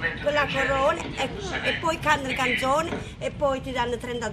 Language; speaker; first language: Italian; native; Italian